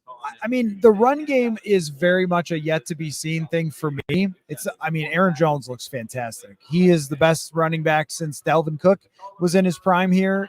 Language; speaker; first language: English; native; English